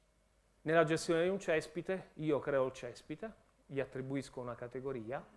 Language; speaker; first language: Italian; native; Italian